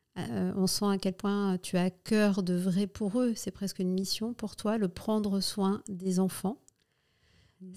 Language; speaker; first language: French; native; French